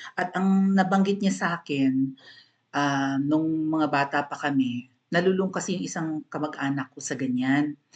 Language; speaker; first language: Filipino; non-native, local second language; Cebuano